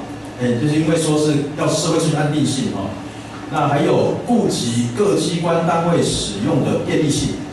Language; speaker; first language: Chinese; native; Chinese